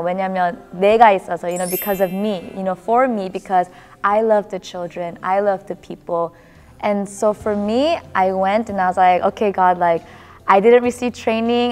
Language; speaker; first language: English; early bilingual, other home language; Korean